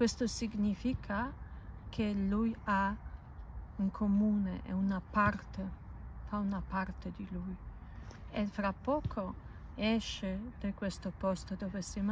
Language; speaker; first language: Italian; non-native, learner; Polish